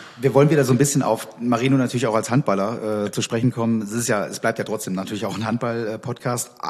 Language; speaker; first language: German; native; German